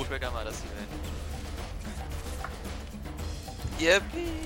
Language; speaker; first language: German; native; German